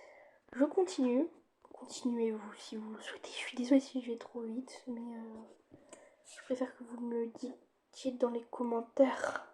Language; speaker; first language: French; native; French